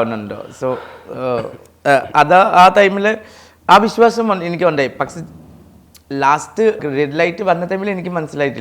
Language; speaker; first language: Malayalam; non-native, fluent; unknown